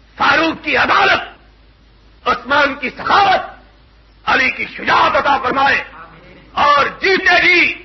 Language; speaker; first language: Urdu; non-native, local second language; Punjabi